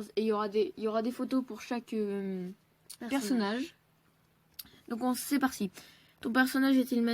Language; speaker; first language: French; native; French